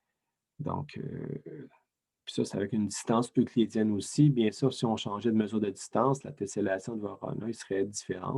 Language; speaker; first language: French; native; French